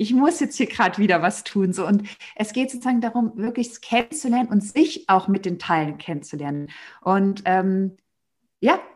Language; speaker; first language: German; native; German